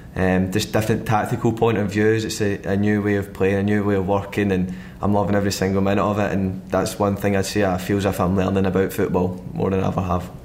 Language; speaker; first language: English; native; English